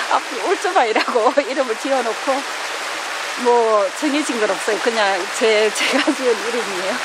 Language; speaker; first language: Korean; native; Korean